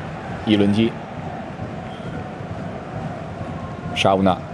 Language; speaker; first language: Chinese; native; Chinese